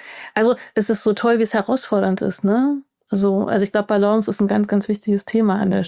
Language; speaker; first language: German; native; German